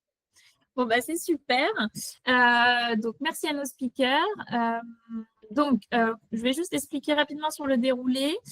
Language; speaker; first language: French; native; French